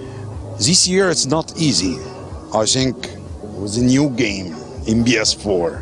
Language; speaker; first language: English; non-native, learner; Arabic